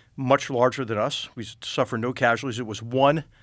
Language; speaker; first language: English; native; English